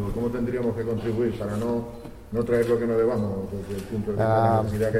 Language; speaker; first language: Spanish; native; Spanish